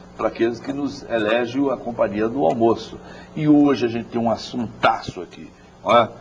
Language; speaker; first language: Portuguese; native; Portuguese